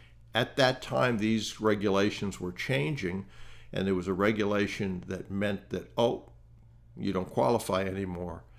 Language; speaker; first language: English; native; English